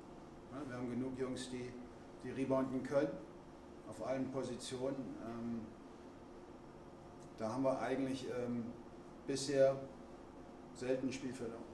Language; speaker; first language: German; native; German